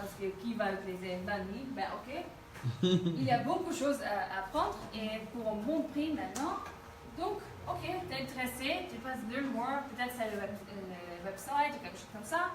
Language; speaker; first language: French; non-native, fluent; Dutch